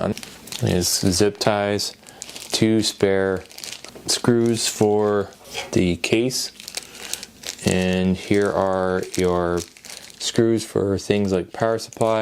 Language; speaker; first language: English; native; English